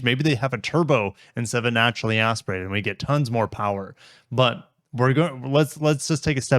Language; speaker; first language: English; native; English